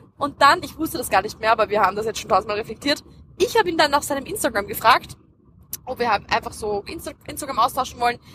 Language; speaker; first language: German; early bilingual, other home language; Dutch